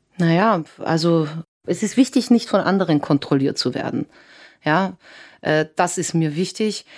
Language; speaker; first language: German; early bilingual, other home language; Serbian